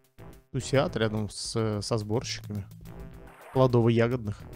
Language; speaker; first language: Russian; native; Russian